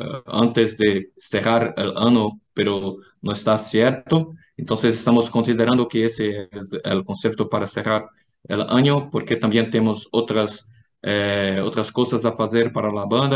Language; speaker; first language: Spanish; non-native, fluent; Portuguese